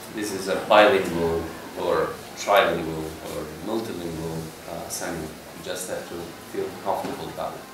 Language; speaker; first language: English; non-native, fluent; Italian